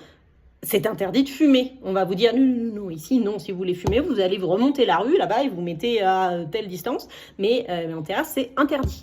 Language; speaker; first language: French; native; French